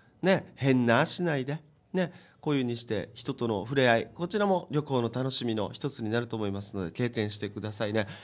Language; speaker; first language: Japanese; native; Japanese